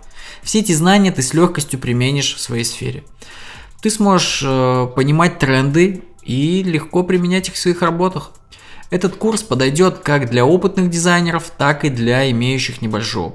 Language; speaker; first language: Russian; native; Russian